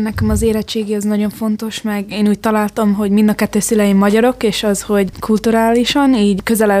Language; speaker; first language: Hungarian; early bilingual, heritage; English